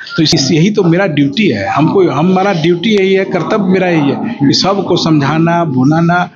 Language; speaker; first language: Hindi; native; Hindi